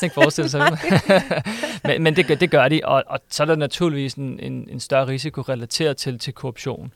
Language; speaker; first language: Danish; native; Danish